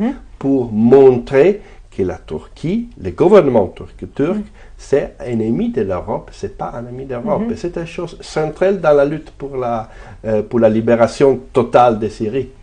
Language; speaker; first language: French; non-native, fluent; Italian